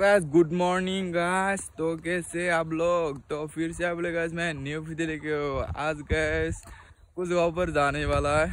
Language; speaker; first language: Hindi; non-native, local second language; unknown